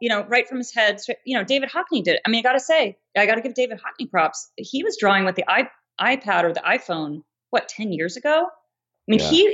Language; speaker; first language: English; native; English